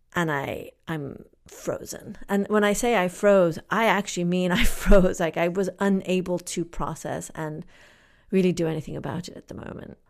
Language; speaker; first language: English; native; English